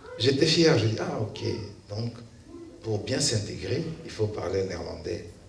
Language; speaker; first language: French; non-native, local second language; Lingala